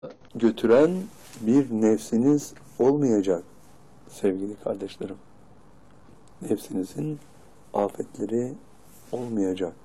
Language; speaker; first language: Turkish; native; Turkish